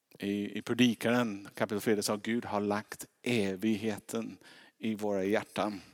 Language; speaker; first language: Swedish; non-native, fluent; English